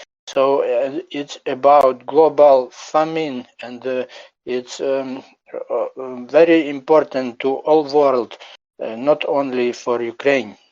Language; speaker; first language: English; non-native, learner; Ukrainian